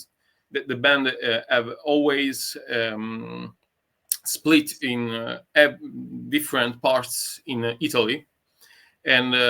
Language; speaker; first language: English; non-native, learner; Italian